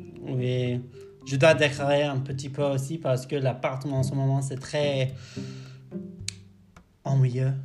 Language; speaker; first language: French; non-native, learner; English